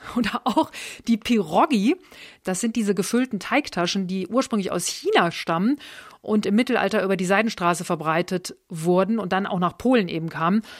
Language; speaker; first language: German; native; German